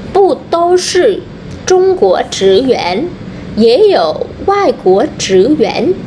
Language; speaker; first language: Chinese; non-native, fluent; Vietnamese